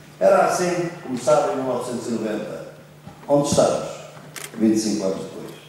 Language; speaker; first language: Portuguese; native; Portuguese